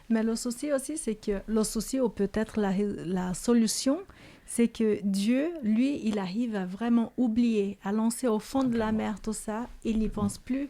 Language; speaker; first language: French; native; French